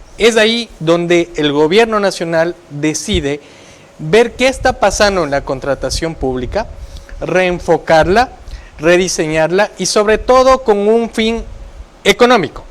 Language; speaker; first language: Spanish; native; Spanish